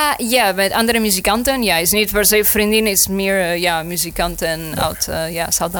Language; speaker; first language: Dutch; non-native, learner; Spanish